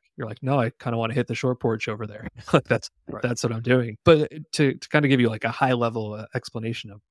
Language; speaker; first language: English; native; English